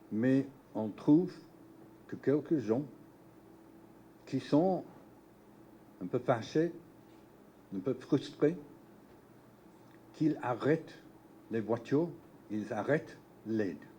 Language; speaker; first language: French; non-native, learner; English